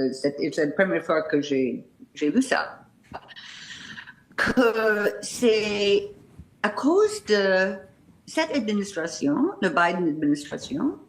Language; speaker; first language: French; non-native, fluent; English